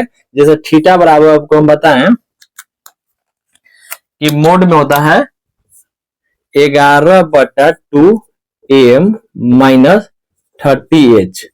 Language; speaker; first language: Hindi; native; Hindi